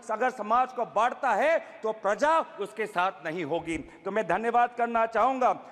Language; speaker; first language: Hindi; non-native, local second language; Assamese